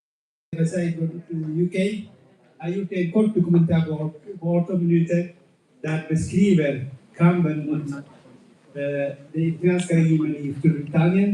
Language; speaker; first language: Swedish; non-native, learner; Tigrinya